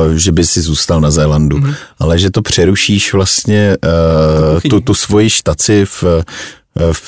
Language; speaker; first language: Czech; native; Czech